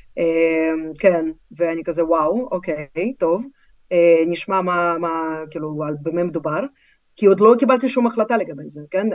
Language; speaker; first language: Hebrew; non-native, fluent; Russian